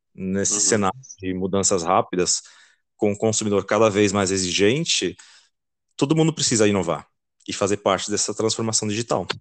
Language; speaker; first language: Portuguese; non-native, fluent; Dutch